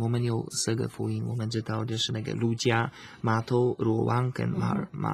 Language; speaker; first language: Chinese; non-native, learner; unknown